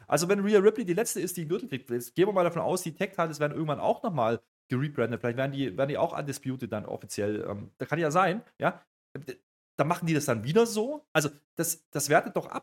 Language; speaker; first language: German; native; German